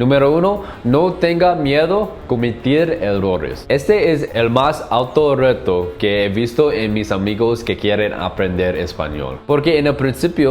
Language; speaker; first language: Spanish; non-native, learner; English